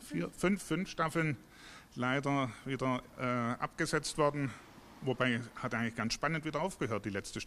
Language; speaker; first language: German; native; German